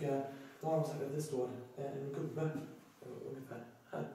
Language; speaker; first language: Swedish; native; Swedish